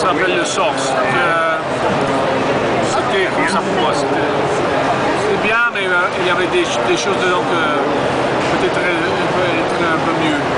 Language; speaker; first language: French; non-native, learner; English